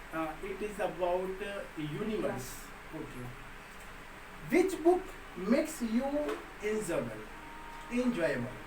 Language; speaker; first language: English; non-native, local second language; Hindi